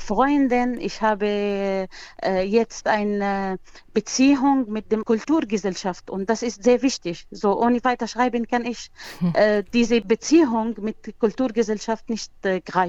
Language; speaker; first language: German; non-native, learner; Arabic